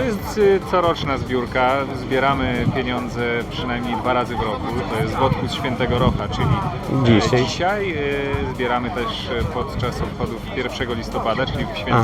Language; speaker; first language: Polish; native; Polish